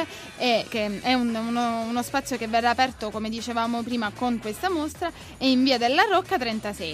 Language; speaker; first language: Italian; native; Italian